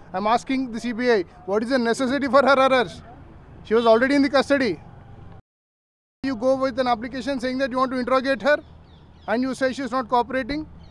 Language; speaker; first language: English; non-native, local second language; Telugu